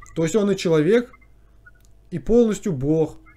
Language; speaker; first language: Russian; native; Russian